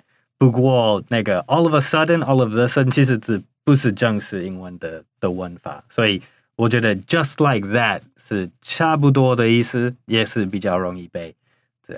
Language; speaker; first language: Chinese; non-native, fluent; English